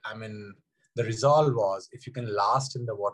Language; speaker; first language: English; non-native, local second language; Hindi